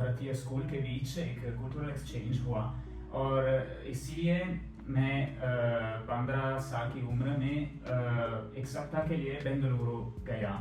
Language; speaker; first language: Hindi; non-native, fluent; Italian